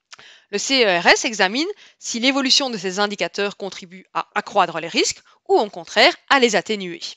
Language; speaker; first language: French; native; French